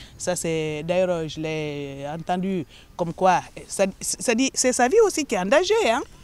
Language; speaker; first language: French; non-native, local second language; Mandingo